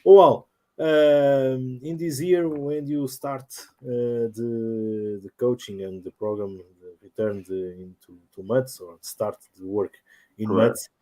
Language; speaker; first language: English; non-native, learner; Portuguese